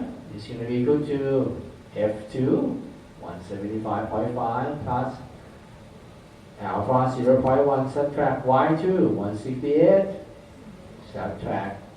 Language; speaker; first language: English; non-native, fluent; Thai